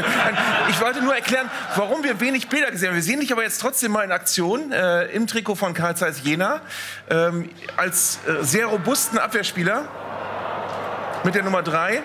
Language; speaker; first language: German; native; German